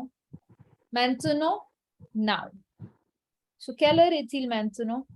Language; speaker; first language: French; non-native, fluent; Hindi